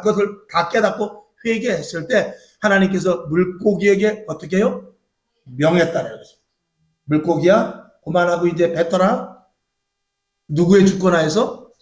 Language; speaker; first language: Korean; native; Korean